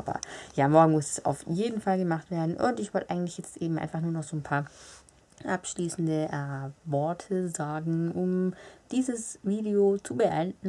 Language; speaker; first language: German; native; German